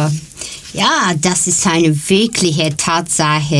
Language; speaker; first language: German; non-native, learner; Greek